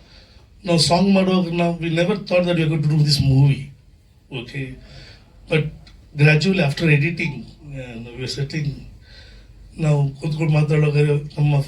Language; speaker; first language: Kannada; non-native, local second language; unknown